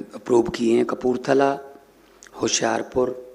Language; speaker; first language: Hindi; non-native, local second language; Punjabi